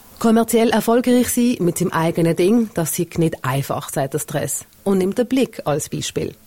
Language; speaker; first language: German; native; German